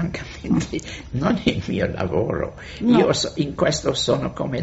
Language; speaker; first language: Italian; non-native, fluent; English